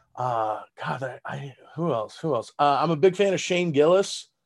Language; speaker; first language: English; early bilingual, other home language; German